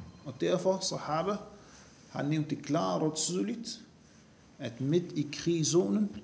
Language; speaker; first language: Danish; non-native, fluent; Arabic